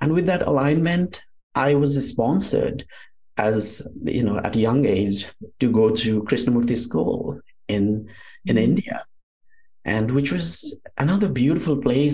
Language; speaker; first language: English; non-native, local second language; Nepali